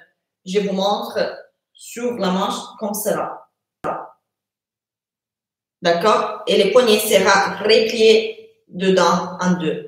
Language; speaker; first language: French; non-native, fluent; Italian